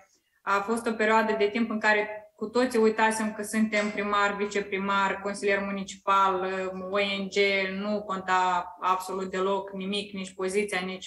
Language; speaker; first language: Romanian; native; Romanian